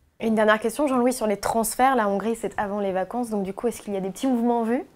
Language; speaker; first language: French; native; French